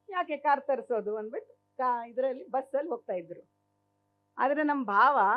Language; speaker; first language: Kannada; native; Kannada